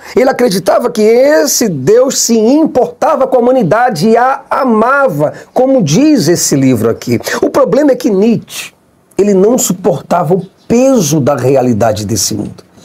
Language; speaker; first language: Portuguese; native; Portuguese